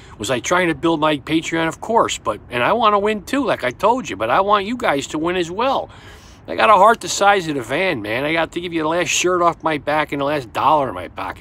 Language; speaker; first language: English; native; English